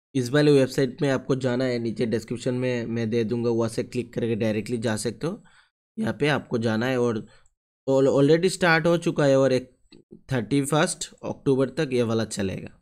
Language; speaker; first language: Hindi; non-native, local second language; Bangla